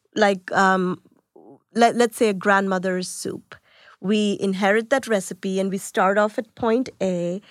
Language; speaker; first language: English; non-native, local second language; Tamil